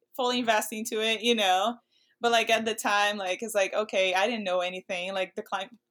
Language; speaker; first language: English; non-native, fluent; Portuguese